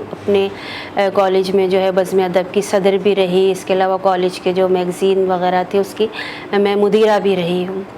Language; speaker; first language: Urdu; native; Urdu